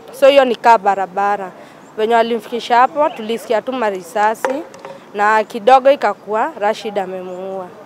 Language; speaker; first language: Swahili; native; Swahili